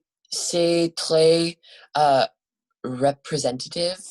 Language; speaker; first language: French; non-native, learner; English